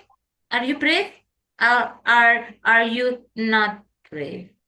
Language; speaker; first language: English; non-native, learner; Indonesian